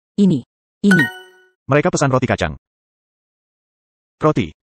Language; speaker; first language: Indonesian; non-native, learner; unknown